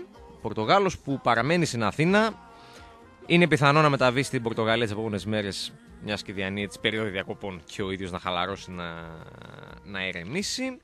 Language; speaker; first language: Greek; native; Greek